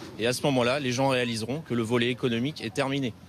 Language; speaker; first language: French; native; French